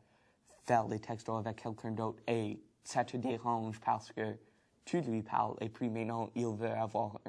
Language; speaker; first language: French; non-native, learner; English